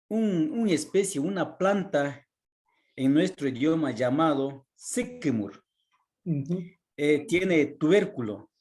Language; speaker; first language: Spanish; non-native, local second language; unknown